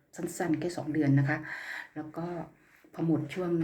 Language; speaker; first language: Thai; native; Thai